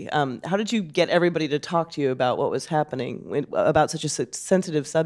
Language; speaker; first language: English; native; English